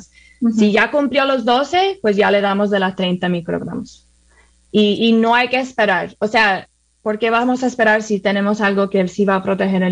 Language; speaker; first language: Spanish; early bilingual, heritage; Spanish